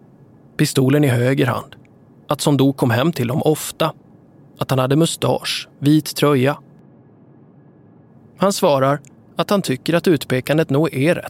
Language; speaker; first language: Swedish; native; Swedish